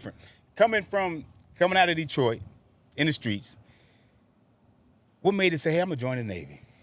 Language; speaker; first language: English; native; English